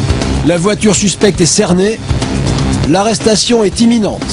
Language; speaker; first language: French; native; French